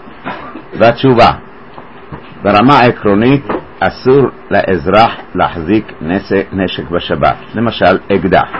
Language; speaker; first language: Hebrew; native; Hebrew